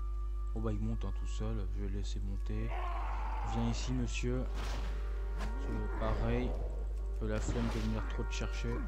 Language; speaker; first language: French; native; French